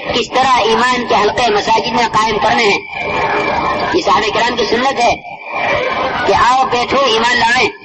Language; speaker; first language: Urdu; native; Urdu